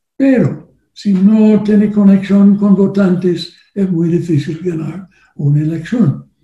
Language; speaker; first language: Spanish; non-native, learner; English